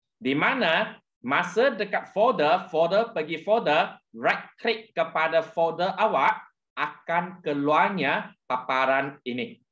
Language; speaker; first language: Malay; non-native, local second language; Chinese